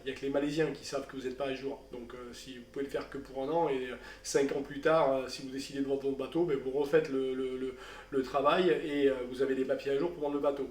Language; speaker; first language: French; native; French